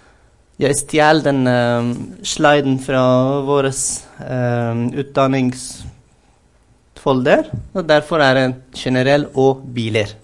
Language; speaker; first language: Norwegian; non-native, fluent; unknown